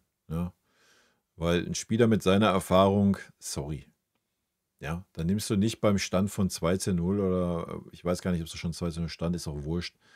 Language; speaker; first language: German; native; German